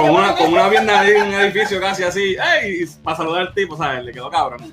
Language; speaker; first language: Spanish; native; Spanish